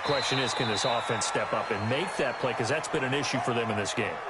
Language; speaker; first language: English; native; English